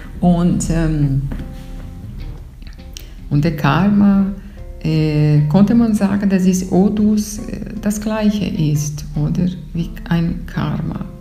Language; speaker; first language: German; non-native, fluent; Portuguese